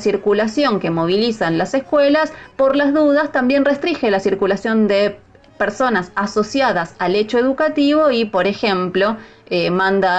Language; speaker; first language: Spanish; native; Spanish